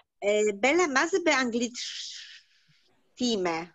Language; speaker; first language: Hebrew; non-native, learner; Yiddish